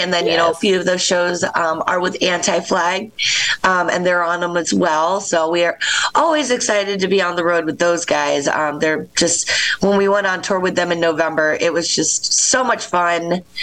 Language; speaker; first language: English; native; English